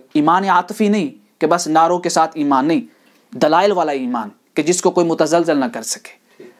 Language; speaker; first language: Urdu; non-native, local second language; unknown